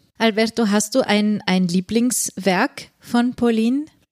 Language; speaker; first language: German; native; German